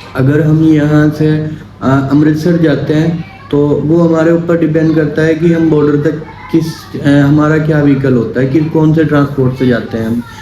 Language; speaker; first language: Hindi; native; Hindi